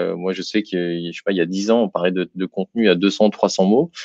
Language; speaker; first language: French; native; French